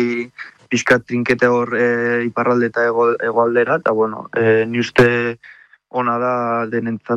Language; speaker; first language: Basque; non-native, local second language; Spanish